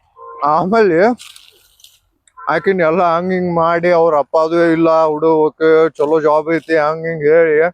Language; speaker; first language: Kannada; native; Kannada